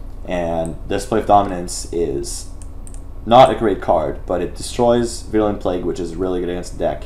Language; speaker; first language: English; non-native, local second language; French